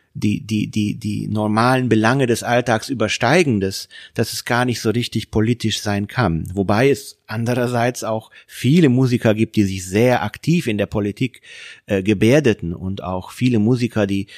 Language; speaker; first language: German; non-native, fluent; Hungarian